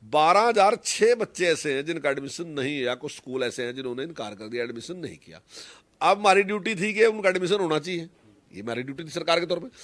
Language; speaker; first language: Hindi; native; Hindi